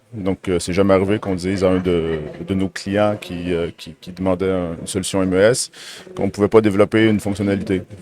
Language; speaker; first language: French; native; French